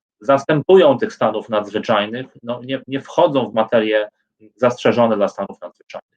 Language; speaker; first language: Polish; native; Polish